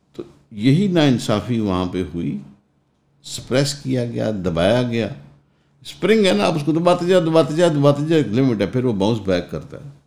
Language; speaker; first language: Urdu; non-native, local second language; Punjabi